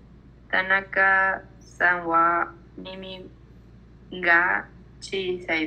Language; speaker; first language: Japanese; non-native, learner; Spanish